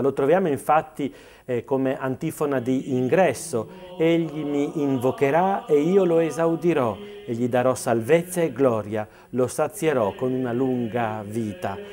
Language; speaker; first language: Italian; native; Italian